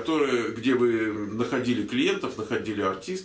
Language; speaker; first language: Russian; native; Russian